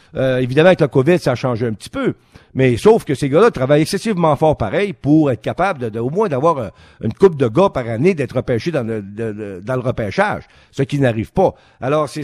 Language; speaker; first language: French; native; French